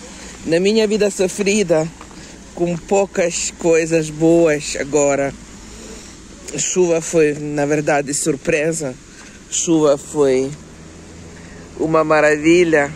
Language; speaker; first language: Portuguese; non-native, local second language; Kabuverdianu